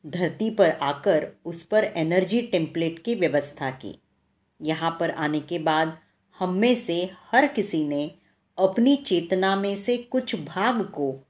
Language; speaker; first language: Hindi; non-native, local second language; Marathi